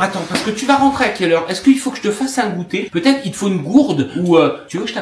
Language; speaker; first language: French; native; French